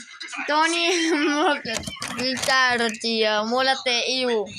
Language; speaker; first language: Bulgarian; early bilingual, other home language; Russian